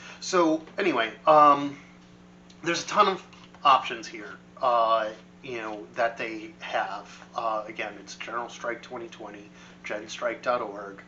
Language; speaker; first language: English; native; English